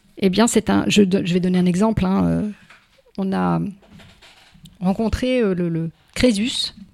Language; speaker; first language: French; native; French